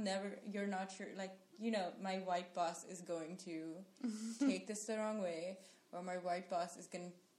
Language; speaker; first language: English; non-native, local second language; Sinhala